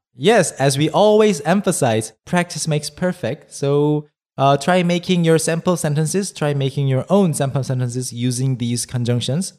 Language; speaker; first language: English; non-native, fluent; Korean